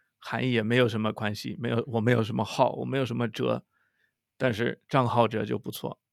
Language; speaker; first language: Chinese; non-native, fluent; English